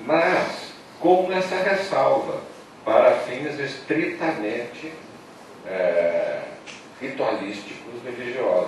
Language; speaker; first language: Portuguese; native; Portuguese